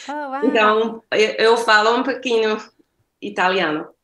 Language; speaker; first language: Portuguese; non-native, learner; English